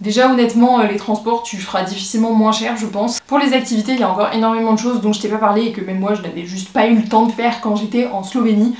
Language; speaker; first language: French; native; French